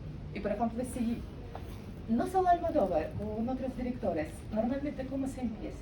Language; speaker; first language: Spanish; non-native, learner; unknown